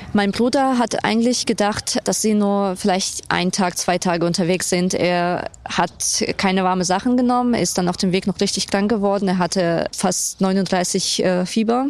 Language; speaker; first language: German; non-native, fluent; Ukrainian